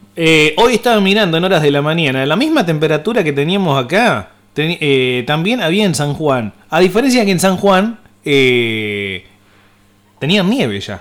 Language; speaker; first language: Spanish; native; Spanish